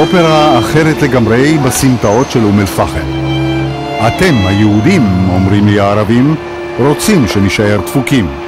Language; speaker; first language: Hebrew; native; Hebrew